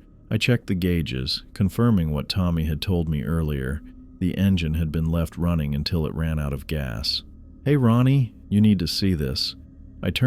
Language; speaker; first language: English; native; English